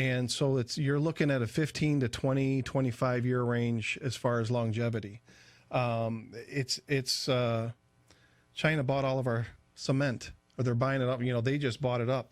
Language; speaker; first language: English; native; English